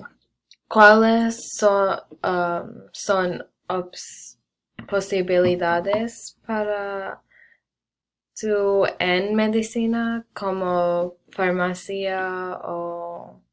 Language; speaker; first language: Spanish; non-native, learner; English